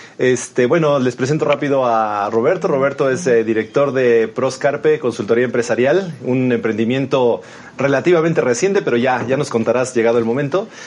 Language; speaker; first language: Spanish; native; Spanish